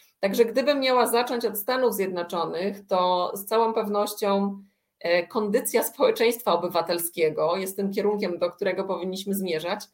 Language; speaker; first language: Polish; native; Polish